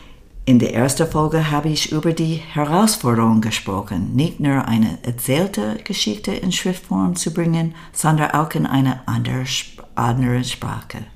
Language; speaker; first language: German; non-native, learner; English